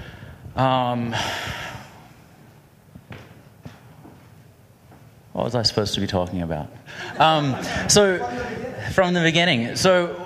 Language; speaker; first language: English; native; English